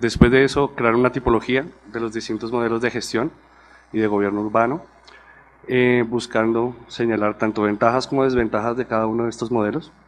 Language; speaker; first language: Spanish; native; Spanish